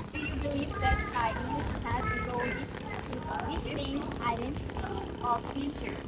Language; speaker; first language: English; non-native, learner; Thai